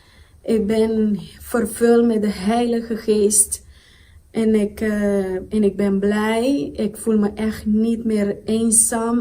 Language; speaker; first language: Dutch; non-native, local second language; Papiamento